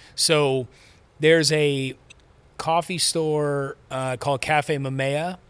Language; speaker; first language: English; native; English